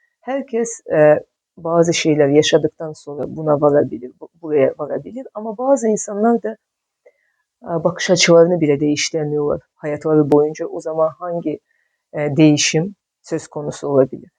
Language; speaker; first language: Turkish; non-native, fluent; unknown